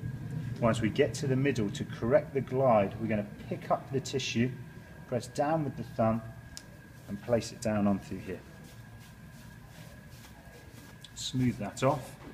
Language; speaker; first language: English; native; English